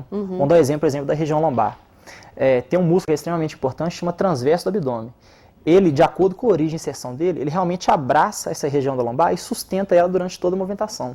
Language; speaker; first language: Portuguese; native; Portuguese